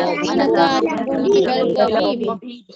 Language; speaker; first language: Arabic; non-native, learner; Tamil